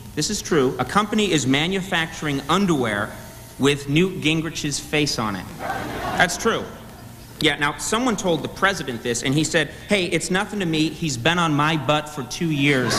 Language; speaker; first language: English; native; English